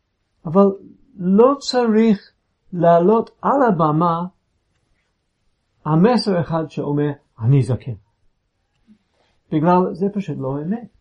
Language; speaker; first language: Hebrew; non-native, fluent; English